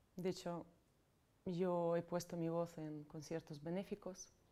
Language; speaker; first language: Spanish; non-native, fluent; Ukrainian